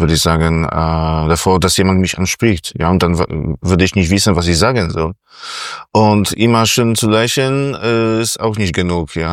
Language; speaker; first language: German; non-native, fluent; Polish